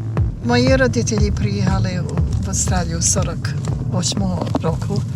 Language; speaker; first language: Ukrainian; early bilingual, heritage; Ukrainian